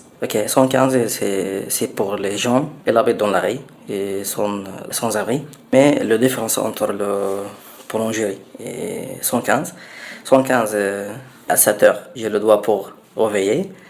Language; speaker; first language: French; non-native, learner; Arabic